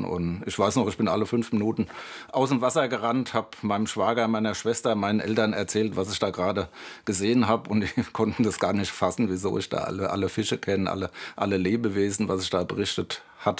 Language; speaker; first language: German; native; German